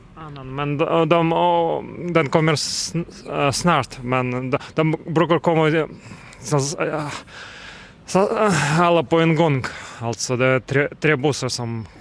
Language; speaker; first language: Swedish; non-native, fluent; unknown